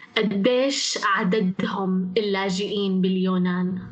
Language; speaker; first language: Arabic; native; Arabic